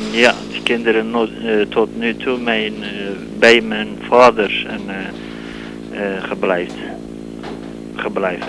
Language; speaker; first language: Dutch; non-native, learner; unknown